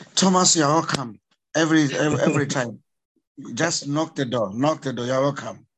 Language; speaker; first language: English; non-native, local second language; Bemba